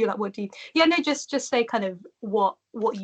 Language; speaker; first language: English; native; English